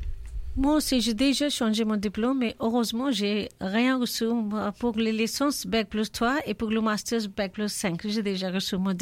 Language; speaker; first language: French; non-native, learner; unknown